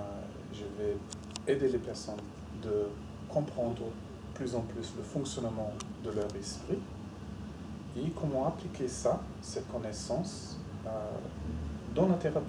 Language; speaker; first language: French; non-native, fluent; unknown